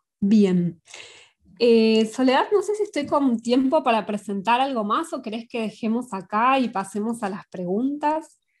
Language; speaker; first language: Spanish; native; Spanish